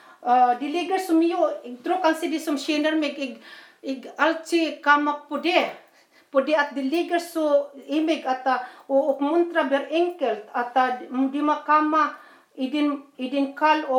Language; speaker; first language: Norwegian; non-native, fluent; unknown